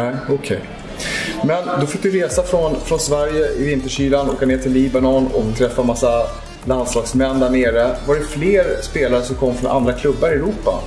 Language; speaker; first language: Swedish; native; Swedish